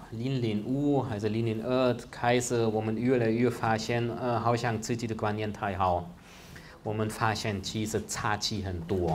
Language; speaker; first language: Chinese; non-native, fluent; German